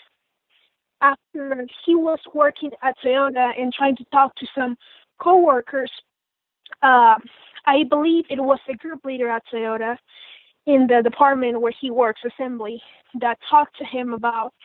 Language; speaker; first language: English; non-native, fluent; Spanish